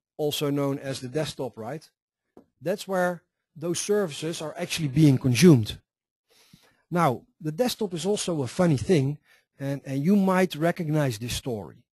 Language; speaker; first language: English; non-native, fluent; Dutch